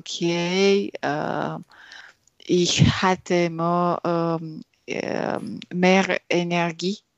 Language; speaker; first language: German; non-native, learner; French